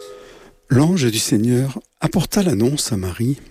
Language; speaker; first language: French; native; French